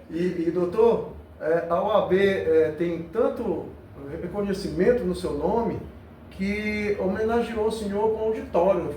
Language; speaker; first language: Portuguese; native; Portuguese